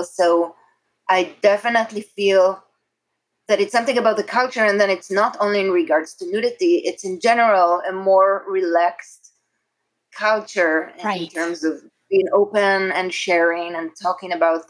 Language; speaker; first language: English; non-native, fluent; Hebrew